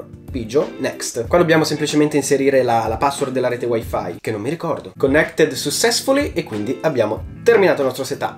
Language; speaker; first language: Italian; native; Italian